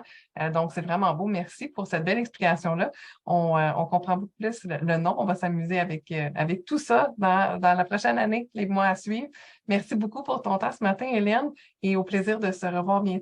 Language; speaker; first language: French; native; French